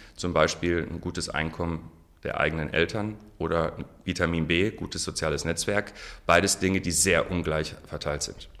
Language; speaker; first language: German; non-native, local second language; Arabic